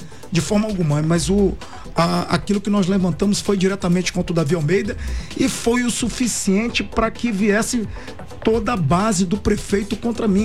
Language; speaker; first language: Portuguese; native; Portuguese